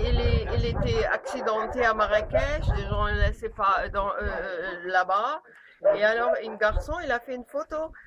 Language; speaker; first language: French; non-native, learner; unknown